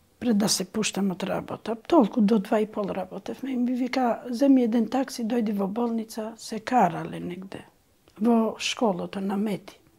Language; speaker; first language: Macedonian; non-native, local second language; Albanian